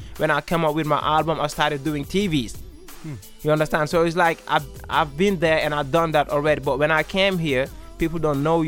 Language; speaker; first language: English; non-native, local second language; Wolof